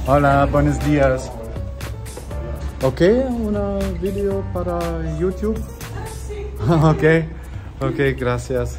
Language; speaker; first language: Spanish; non-native, learner; German